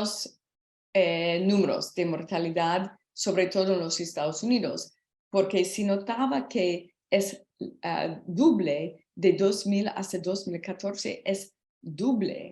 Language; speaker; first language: Spanish; non-native, learner; English